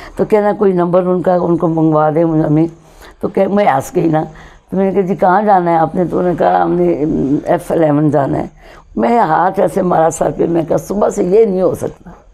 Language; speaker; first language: Urdu; non-native, local second language; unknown